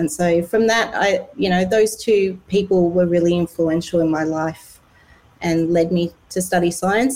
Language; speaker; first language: English; native; English